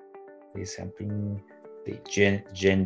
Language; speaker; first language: Indonesian; non-native, learner; English